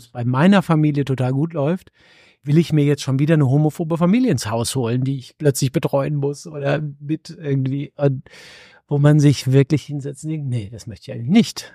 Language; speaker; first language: German; native; German